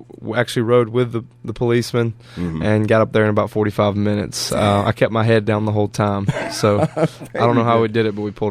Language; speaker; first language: English; native; English